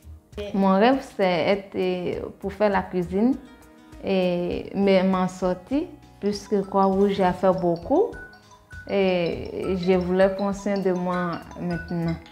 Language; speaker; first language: French; non-native, learner; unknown